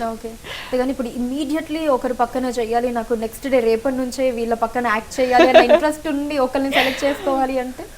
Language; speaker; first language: Telugu; native; Telugu